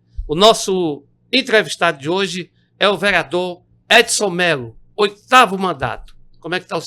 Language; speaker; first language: Portuguese; native; Portuguese